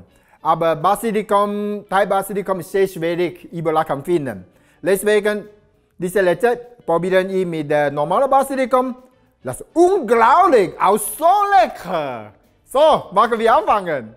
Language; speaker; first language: German; non-native, learner; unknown